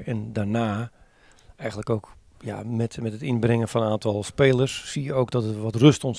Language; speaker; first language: Dutch; native; Dutch